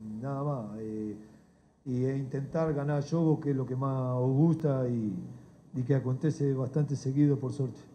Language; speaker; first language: Portuguese; non-native, learner; Spanish